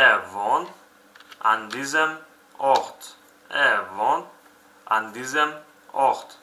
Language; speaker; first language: German; non-native, fluent; Uzbek